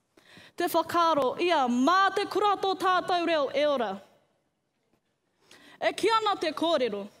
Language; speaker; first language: Māori; non-native, local second language; English